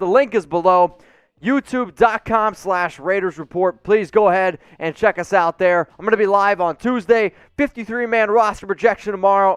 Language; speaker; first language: English; native; English